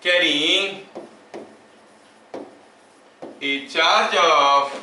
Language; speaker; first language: English; non-native, local second language; Hindi